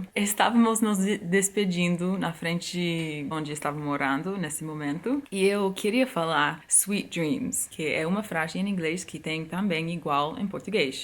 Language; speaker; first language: Portuguese; non-native, fluent; English